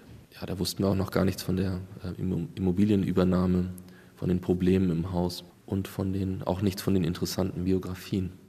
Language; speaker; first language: German; native; German